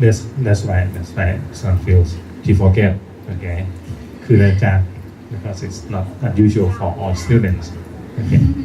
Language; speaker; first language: English; non-native, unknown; Thai